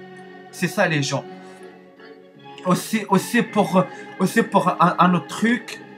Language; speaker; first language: French; non-native, learner; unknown